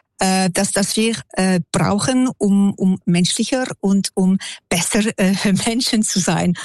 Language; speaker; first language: German; non-native, local second language; French